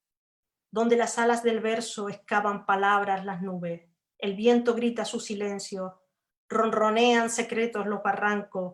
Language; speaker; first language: Spanish; native; Spanish